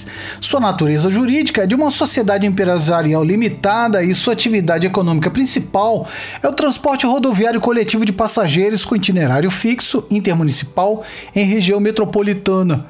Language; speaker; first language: Portuguese; native; Portuguese